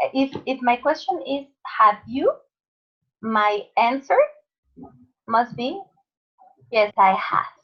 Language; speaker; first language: English; non-native, fluent; Spanish